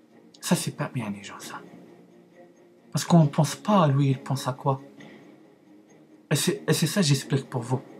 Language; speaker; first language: French; non-native, learner; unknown